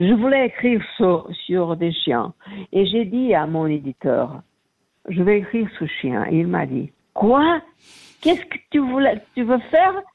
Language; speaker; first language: French; non-native, fluent; Portuguese